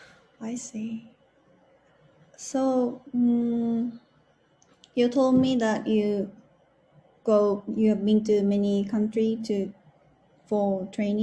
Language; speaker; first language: English; non-native, learner; Japanese